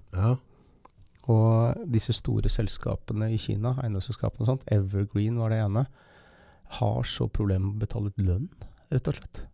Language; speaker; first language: Norwegian; native; Norwegian